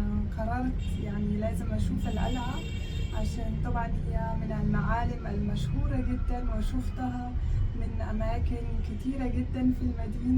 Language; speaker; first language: Arabic; non-native, fluent; German